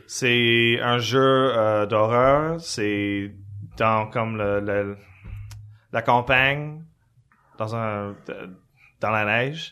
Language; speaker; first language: French; early bilingual, heritage; French